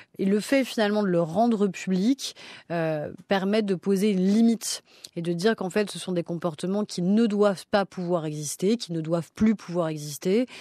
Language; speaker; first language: French; native; French